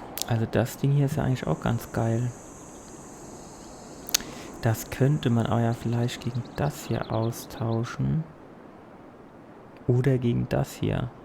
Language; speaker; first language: German; native; German